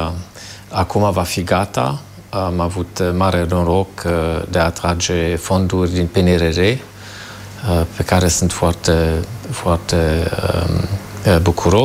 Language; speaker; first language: Romanian; non-native, fluent; German